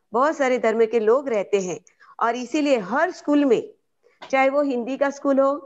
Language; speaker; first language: Hindi; non-native, local second language; Marathi